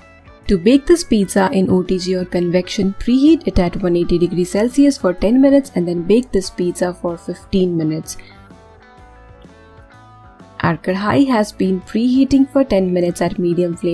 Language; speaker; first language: English; non-native, local second language; Hindi